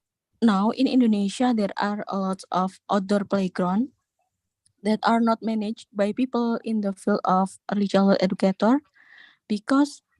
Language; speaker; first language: English; non-native, learner; Indonesian